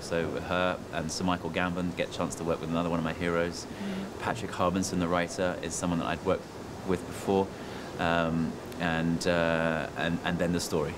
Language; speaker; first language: English; native; English